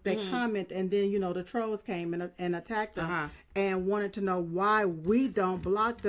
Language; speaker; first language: English; native; English